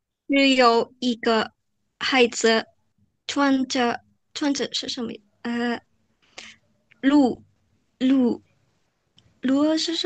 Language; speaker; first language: Chinese; non-native, learner; Indonesian